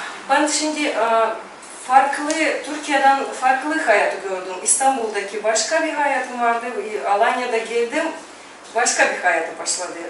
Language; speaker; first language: Turkish; non-native, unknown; Russian